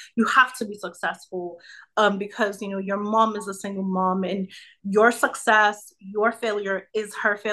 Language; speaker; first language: English; native; English